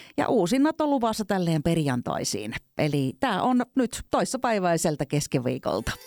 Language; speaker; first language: Finnish; native; Finnish